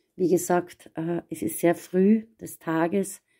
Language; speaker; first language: German; native; German